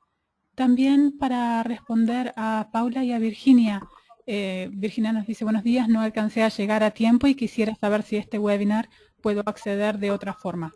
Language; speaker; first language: Spanish; native; Spanish